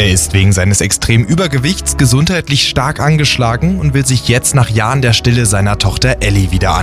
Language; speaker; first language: German; native; German